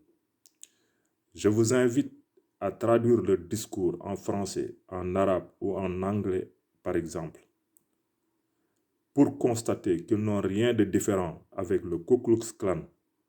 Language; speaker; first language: French; non-native, local second language; Wolof